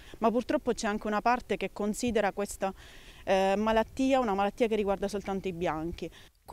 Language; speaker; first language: Italian; native; Italian